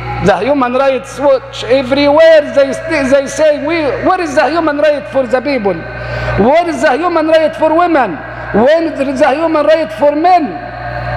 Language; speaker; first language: English; non-native, learner; Arabic